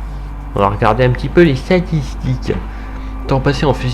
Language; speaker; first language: French; native; French